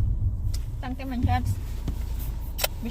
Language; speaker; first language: German; non-native, learner; Filipino